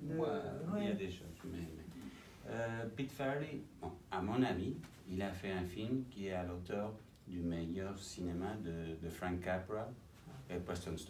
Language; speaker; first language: French; non-native, fluent; English